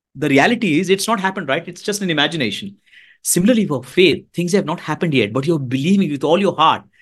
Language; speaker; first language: English; non-native, local second language; Hindi